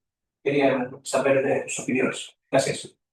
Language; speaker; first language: Spanish; non-native, fluent; Greek